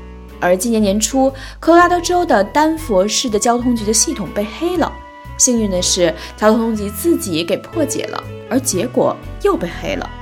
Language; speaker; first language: Chinese; native; Chinese